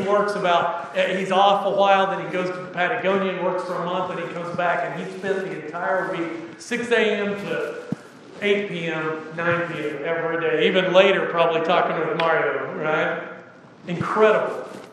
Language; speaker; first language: English; native; English